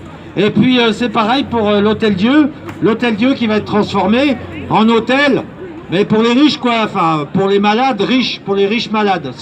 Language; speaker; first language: French; native; French